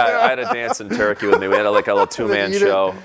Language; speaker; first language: English; native; English